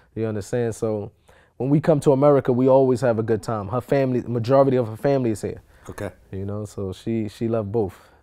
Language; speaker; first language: English; native; English